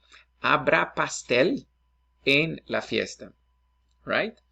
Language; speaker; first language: Spanish; non-native, fluent; English